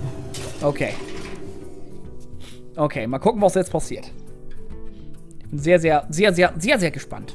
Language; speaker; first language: German; native; German